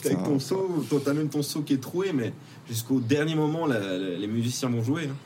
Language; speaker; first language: French; native; French